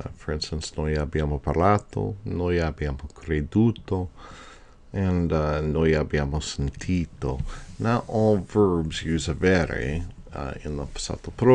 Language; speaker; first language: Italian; non-native, fluent; English